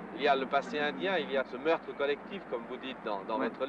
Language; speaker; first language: French; native; French